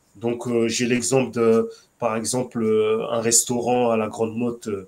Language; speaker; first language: French; native; French